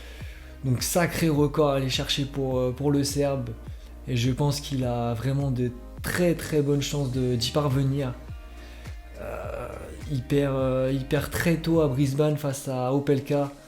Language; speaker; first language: French; native; French